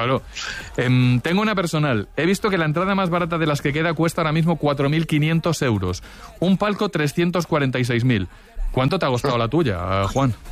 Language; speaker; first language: Spanish; native; Spanish